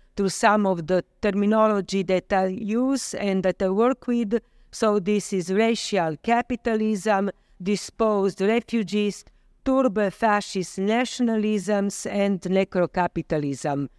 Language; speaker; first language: English; non-native, fluent; Slovenian